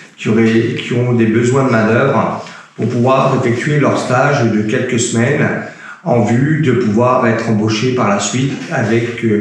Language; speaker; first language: French; native; French